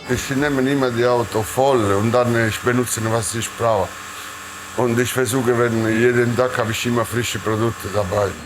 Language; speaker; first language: German; non-native, learner; Italian